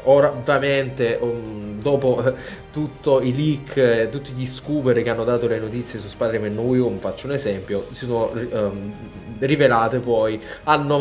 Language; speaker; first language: Italian; native; Italian